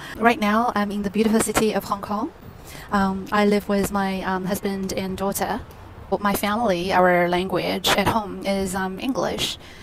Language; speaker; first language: English; non-native, fluent; Chinese